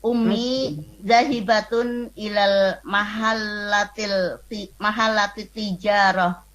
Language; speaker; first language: Arabic; non-native, learner; Indonesian